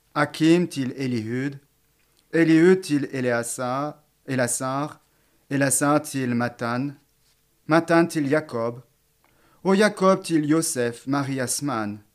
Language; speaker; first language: Swedish; non-native, fluent; French